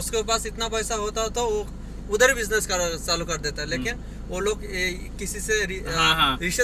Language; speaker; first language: Hindi; non-native, fluent; Bangla